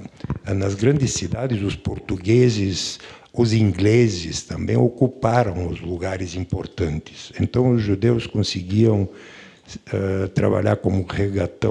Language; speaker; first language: Portuguese; non-native, fluent; Bulgarian